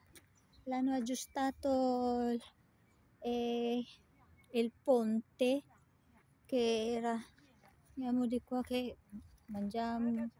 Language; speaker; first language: Italian; non-native, fluent; Filipino